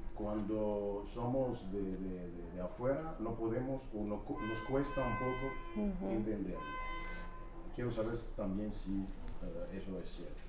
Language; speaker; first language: Spanish; non-native, fluent; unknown